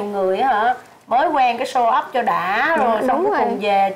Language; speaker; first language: Vietnamese; native; Vietnamese